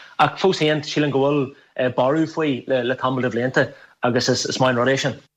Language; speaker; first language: Irish; non-native, local second language; English